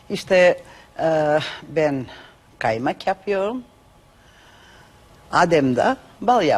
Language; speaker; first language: Turkish; non-native, learner; Macedonian